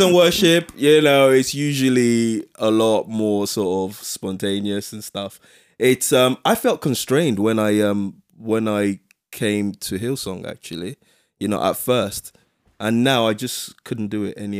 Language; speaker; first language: English; non-native, local second language; Yoruba